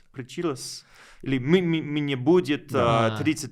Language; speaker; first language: Russian; non-native, learner; English